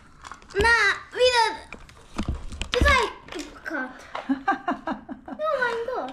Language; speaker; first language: German; early bilingual, heritage; Bosnian